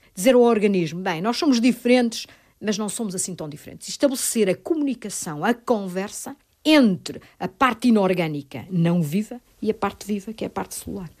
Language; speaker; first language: Portuguese; native; Portuguese